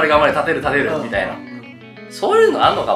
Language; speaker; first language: Japanese; native; Japanese